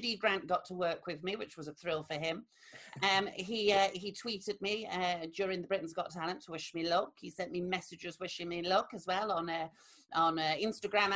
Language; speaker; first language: English; native; English